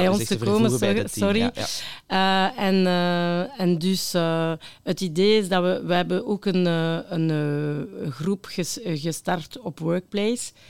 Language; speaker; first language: Dutch; non-native, local second language; French